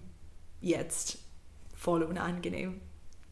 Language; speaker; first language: German; non-native, learner; English